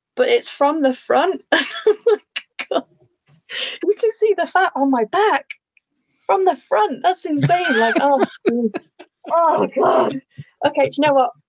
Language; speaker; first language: English; native; English